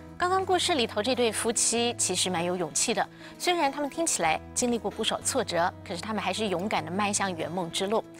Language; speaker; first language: Chinese; native; Chinese